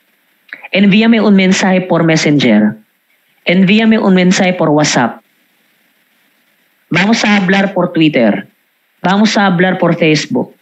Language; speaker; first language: Spanish; non-native, fluent; Filipino